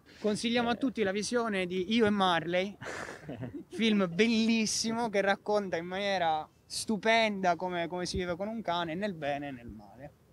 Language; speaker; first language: Italian; native; Italian